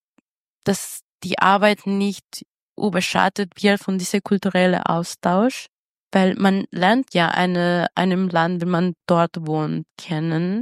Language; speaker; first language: German; non-native, fluent; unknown